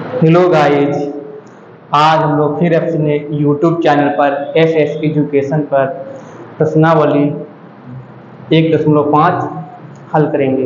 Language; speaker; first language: Hindi; native; Hindi